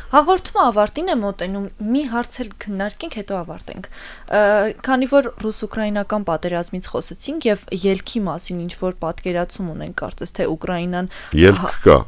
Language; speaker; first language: Armenian; native; Armenian